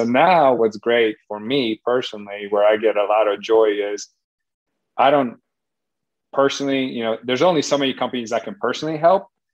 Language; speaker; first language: English; non-native, fluent; Polish